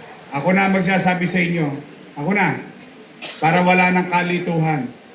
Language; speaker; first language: Filipino; native; Filipino